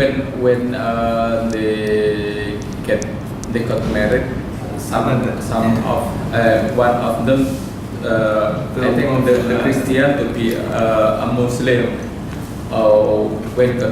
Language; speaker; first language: English; non-native, learner; Malay